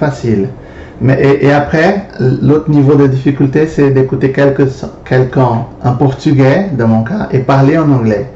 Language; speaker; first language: French; non-native, fluent; Portuguese